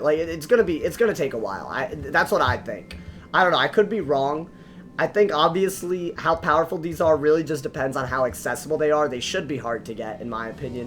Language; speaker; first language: English; native; English